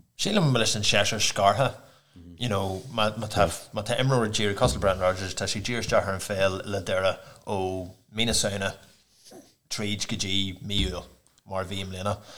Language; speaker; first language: Irish; non-native, local second language; English